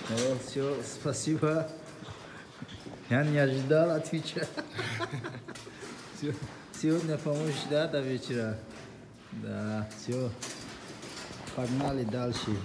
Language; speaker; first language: Russian; non-native, learner; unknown